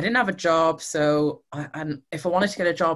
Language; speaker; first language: English; native; English